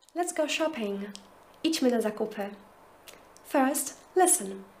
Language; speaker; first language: English; non-native, fluent; Polish